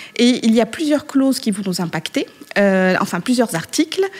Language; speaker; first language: French; non-native, local second language; Arabic